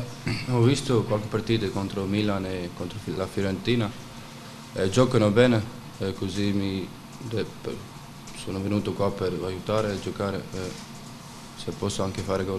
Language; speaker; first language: Italian; non-native, fluent; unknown